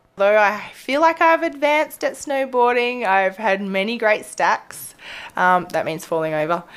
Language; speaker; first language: English; native; English